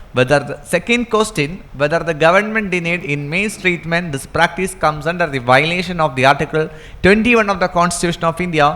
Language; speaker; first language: English; non-native, local second language; Malayalam